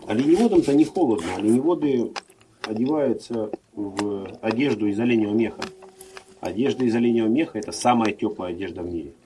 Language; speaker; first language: Russian; native; Russian